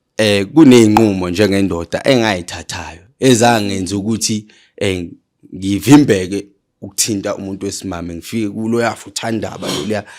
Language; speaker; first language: Zulu; native; Zulu